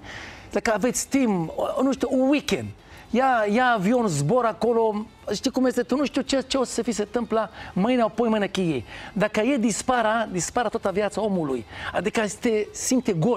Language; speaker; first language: Romanian; non-native, fluent; Hebrew